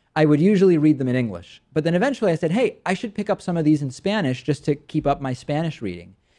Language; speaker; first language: English; early bilingual, other home language; Spanish